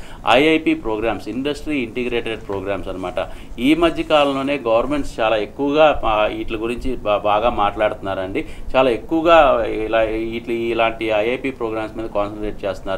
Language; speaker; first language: Telugu; native; Telugu